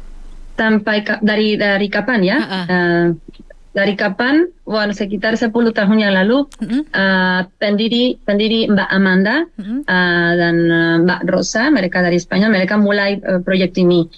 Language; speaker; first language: Indonesian; non-native, learner; Spanish